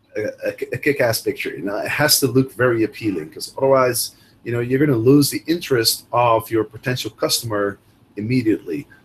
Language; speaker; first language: English; non-native, fluent; Dutch